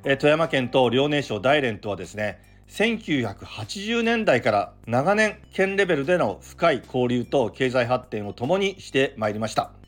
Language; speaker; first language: Japanese; native; Japanese